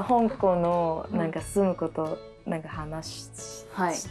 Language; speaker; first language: Japanese; non-native, learner; Cantonese